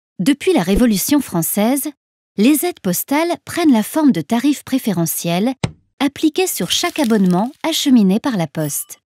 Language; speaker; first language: French; native; French